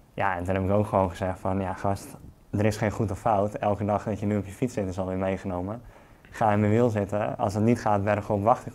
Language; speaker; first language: Dutch; native; Dutch